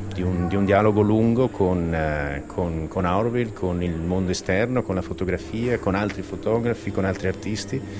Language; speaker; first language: Italian; native; Italian